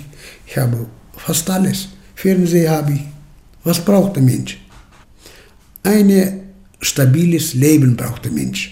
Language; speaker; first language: German; early bilingual, heritage; German